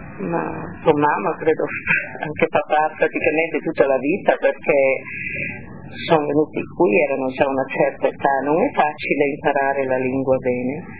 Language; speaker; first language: Italian; non-native, local second language; Venetian